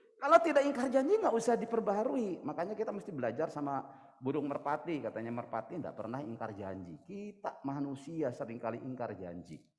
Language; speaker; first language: Indonesian; native; Indonesian